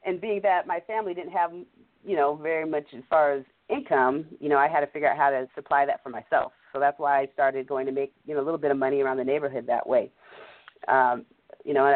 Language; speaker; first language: English; native; English